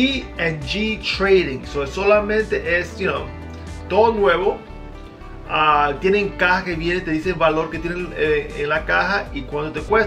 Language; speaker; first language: Spanish; early bilingual, heritage; Spanish